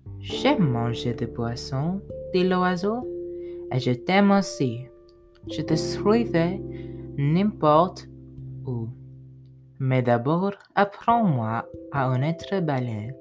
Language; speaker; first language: French; non-native, learner; English